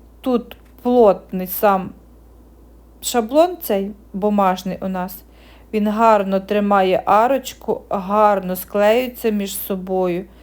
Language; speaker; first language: Ukrainian; native; Ukrainian